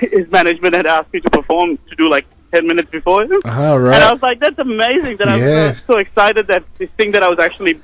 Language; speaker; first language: English; non-native, local second language; Sinhala